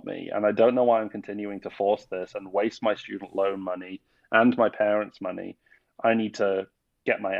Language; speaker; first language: English; native; English